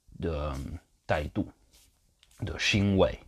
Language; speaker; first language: Chinese; non-native, fluent; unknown